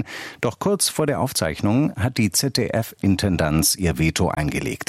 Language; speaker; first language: German; native; German